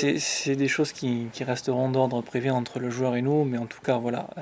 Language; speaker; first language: French; native; French